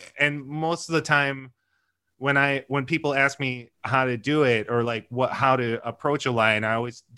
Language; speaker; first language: English; native; English